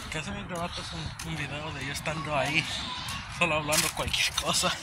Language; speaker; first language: Spanish; early bilingual, heritage; Spanish